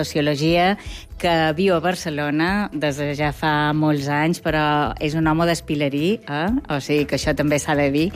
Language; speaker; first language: Catalan; native; Catalan